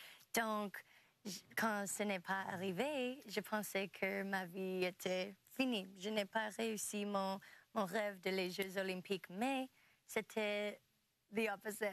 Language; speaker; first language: French; non-native, local second language; English